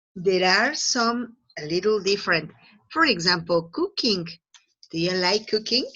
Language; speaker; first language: English; non-native, fluent; Spanish